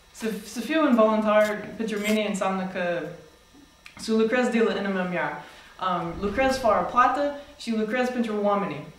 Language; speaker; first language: Romanian; non-native, fluent; English